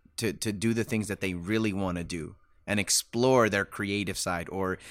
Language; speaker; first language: English; early bilingual, other home language; Spanish